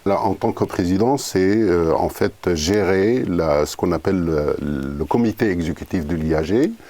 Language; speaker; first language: French; non-native, fluent; Arabic